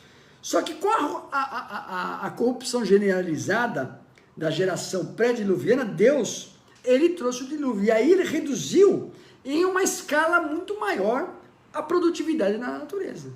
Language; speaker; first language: Portuguese; native; Portuguese